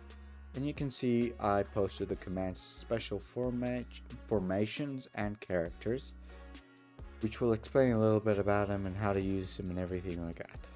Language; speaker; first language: English; native; English